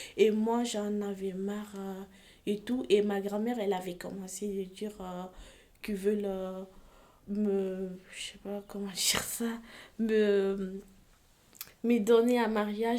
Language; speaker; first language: French; non-native, fluent; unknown